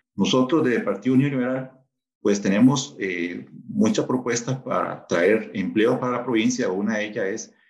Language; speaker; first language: Spanish; native; Spanish